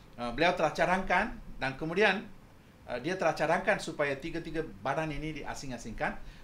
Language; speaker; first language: Malay; non-native, local second language; Tamil